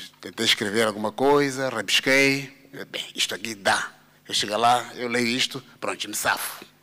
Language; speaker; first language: Portuguese; non-native, local second language; Tsonga